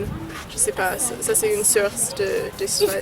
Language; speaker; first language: French; early bilingual, heritage; Chinese